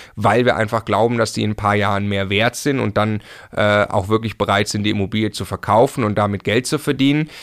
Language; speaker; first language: German; native; German